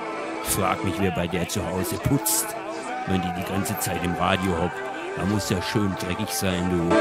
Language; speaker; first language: German; native; German